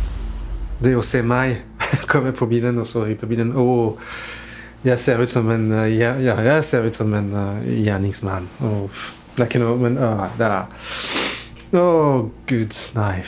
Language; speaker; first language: Norwegian; non-native, fluent; French